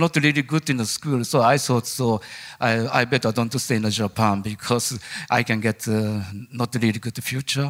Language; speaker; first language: English; non-native, learner; Japanese